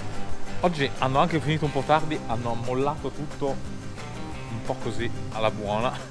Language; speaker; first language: Italian; native; Italian